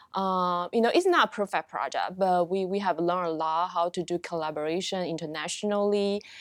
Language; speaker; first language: English; non-native, fluent; Chinese